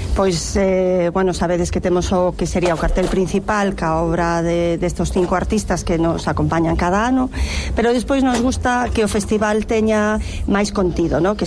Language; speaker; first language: Galician; native; Galician